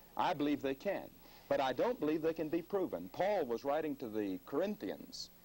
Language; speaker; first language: English; native; English